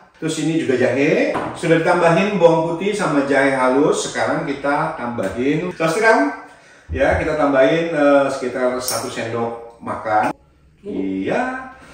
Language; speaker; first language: Indonesian; native; Indonesian